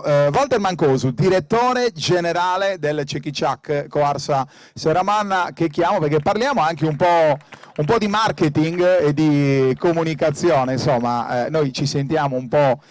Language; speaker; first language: Italian; native; Italian